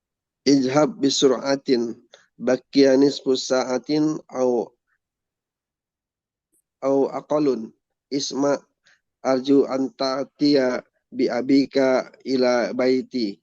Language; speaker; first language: Arabic; non-native, learner; Indonesian